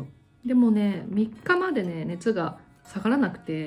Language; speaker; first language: Japanese; native; Japanese